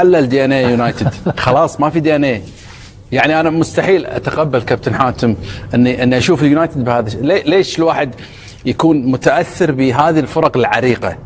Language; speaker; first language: Arabic; native; Arabic